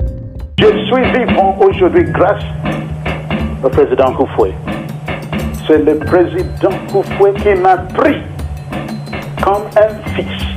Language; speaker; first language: French; non-native, fluent; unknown